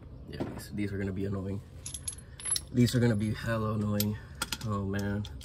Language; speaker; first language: English; early bilingual, other home language; Spanish